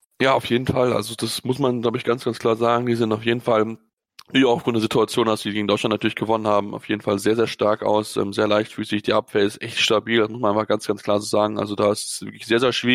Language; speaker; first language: German; native; German